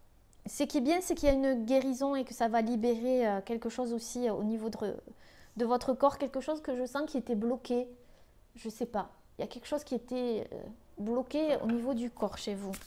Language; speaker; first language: French; native; French